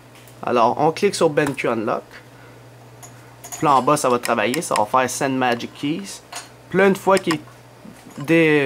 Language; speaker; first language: French; native; French